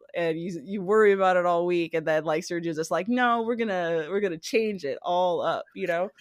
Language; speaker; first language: English; native; English